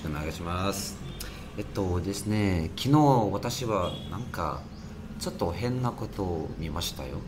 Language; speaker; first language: Japanese; non-native, learner; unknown